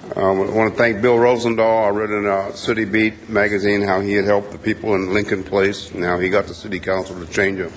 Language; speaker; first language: English; native; English